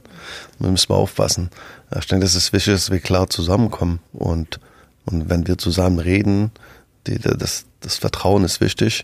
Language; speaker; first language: German; non-native, fluent; French